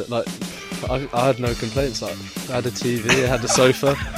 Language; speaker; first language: English; native; English